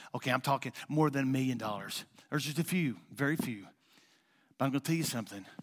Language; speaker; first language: English; native; English